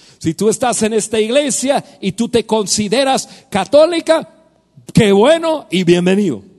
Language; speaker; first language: Spanish; non-native, fluent; English